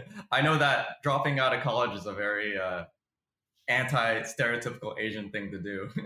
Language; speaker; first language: English; native; English